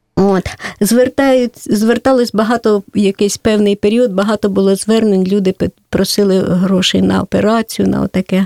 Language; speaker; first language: Ukrainian; native; Ukrainian